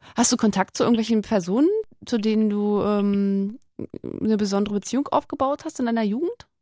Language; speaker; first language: German; native; German